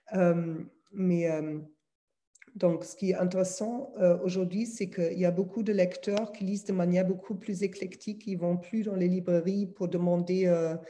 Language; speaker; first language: French; non-native, fluent; German